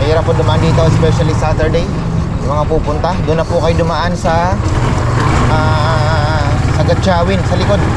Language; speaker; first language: Filipino; native; Filipino